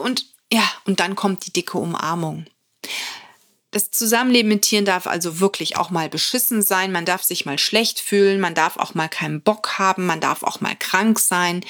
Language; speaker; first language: German; native; German